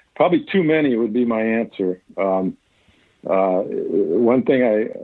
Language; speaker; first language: English; native; English